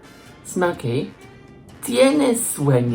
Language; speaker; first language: Spanish; non-native, learner; English